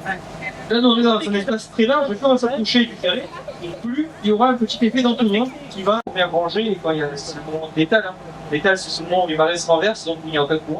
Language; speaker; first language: French; native; French